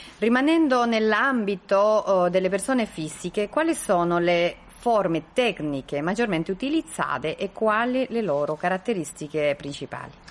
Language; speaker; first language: Italian; non-native, fluent; Spanish